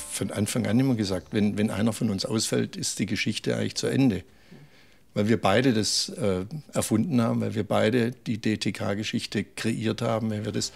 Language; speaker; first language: German; native; German